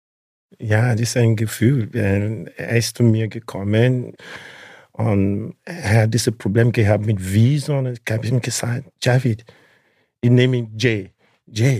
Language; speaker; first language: German; non-native, learner; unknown